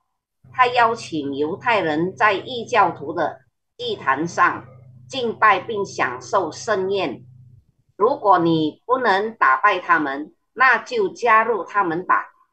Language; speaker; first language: Chinese; early bilingual, heritage; Chinese